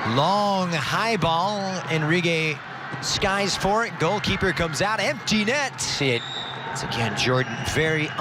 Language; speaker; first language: English; native; English